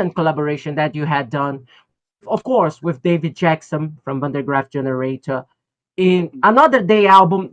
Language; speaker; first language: English; non-native, fluent; Portuguese